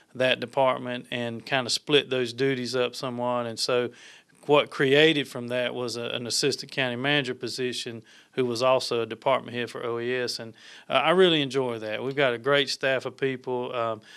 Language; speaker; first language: English; native; English